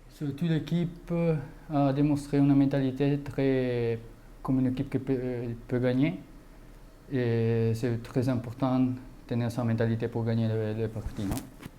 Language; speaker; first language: French; non-native, learner; English